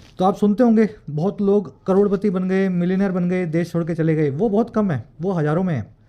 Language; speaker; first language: Hindi; native; Hindi